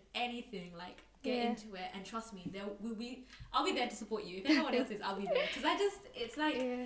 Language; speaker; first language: English; native; English